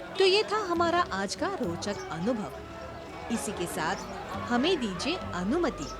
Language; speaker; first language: Hindi; non-native, local second language; Morisyen